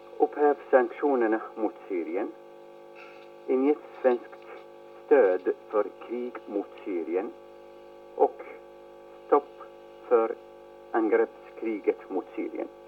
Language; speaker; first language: Swedish; non-native, fluent; Arabic